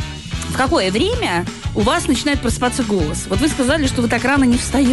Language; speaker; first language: Russian; native; Russian